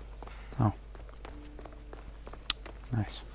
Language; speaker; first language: English; non-native, learner; Lithuanian